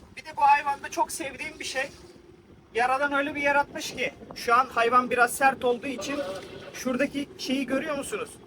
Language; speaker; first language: Turkish; native; Turkish